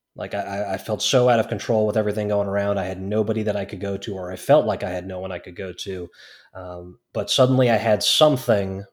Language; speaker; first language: English; native; English